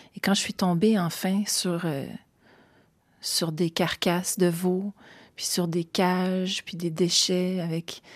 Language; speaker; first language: French; native; French